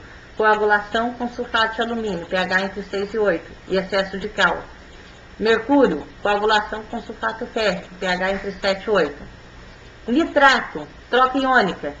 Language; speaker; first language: Portuguese; native; Portuguese